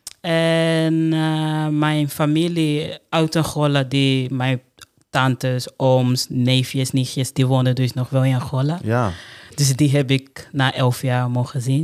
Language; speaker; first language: Dutch; non-native, fluent; Portuguese